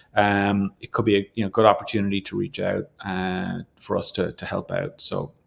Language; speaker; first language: English; native; English